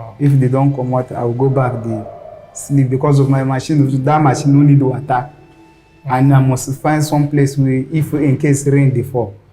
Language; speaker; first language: Nigerian Pidgin; non-native, local second language; Hausa